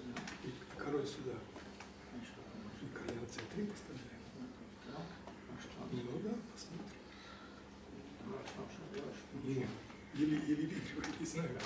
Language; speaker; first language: Russian; non-native, learner; Serbian